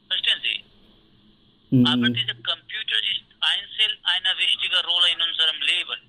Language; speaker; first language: German; non-native, learner; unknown